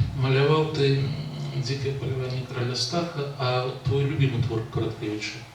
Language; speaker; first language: Belarusian; native; Belarusian